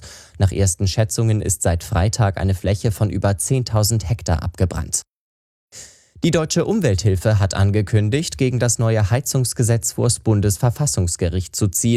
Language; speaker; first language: German; native; German